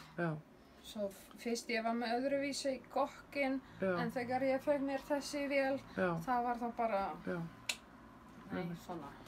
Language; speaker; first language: Icelandic; non-native, learner; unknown